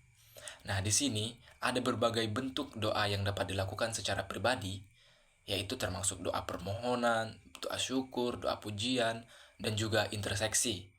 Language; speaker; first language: Indonesian; native; Indonesian